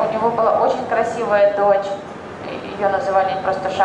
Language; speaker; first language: Russian; native; Russian